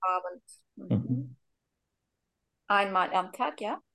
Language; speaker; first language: German; non-native, learner; Turkish